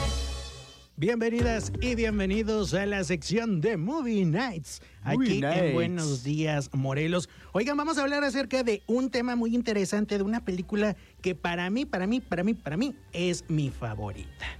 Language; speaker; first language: Spanish; native; Spanish